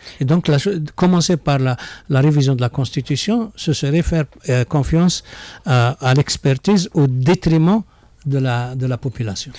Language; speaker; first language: French; non-native, local second language; Arabic